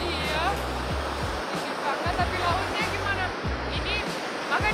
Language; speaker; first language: Indonesian; non-native, fluent; Romanian